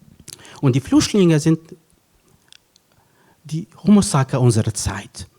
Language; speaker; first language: German; non-native, fluent; Kurdish